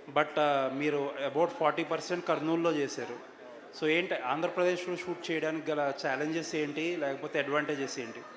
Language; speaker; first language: Telugu; native; Telugu